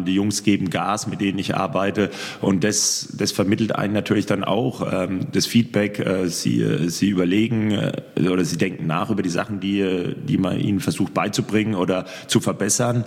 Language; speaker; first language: German; native; German